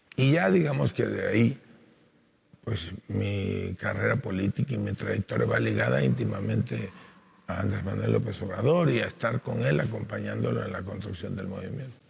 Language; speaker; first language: Spanish; native; Spanish